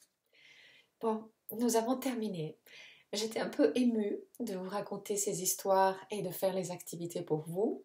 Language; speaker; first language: French; non-native, fluent; Italian